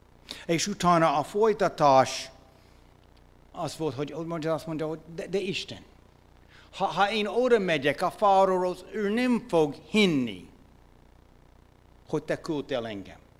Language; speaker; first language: Hungarian; non-native, fluent; English